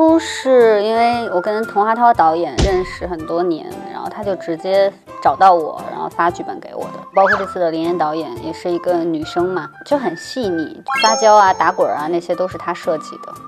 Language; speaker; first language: Chinese; native; Chinese